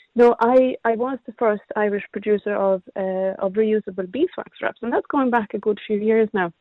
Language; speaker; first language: English; non-native, fluent; Swedish